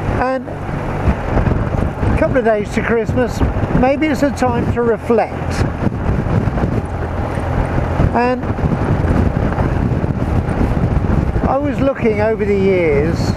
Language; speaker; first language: English; native; English